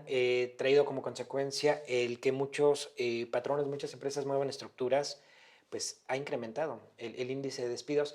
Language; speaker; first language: Spanish; native; Spanish